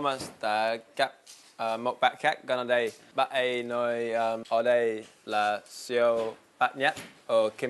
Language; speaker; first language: Vietnamese; non-native, learner; English